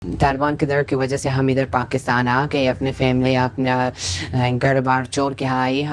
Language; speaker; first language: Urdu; non-native, learner; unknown